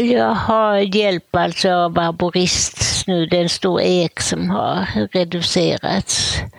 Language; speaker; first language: Swedish; native; Swedish